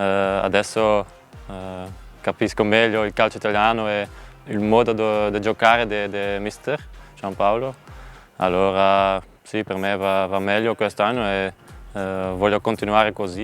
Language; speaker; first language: Italian; non-native, learner; Dutch